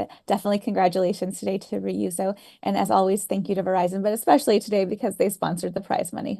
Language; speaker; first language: English; native; English